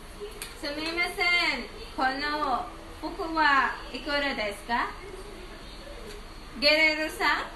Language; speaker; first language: Japanese; non-native, learner; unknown